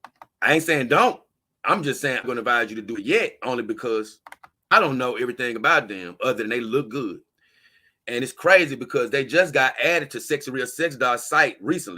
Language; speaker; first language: English; native; English